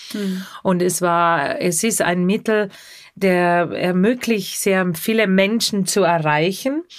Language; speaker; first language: German; non-native, fluent; Spanish